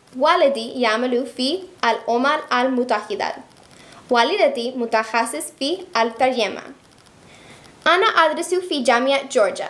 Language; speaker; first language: Arabic; non-native, learner; English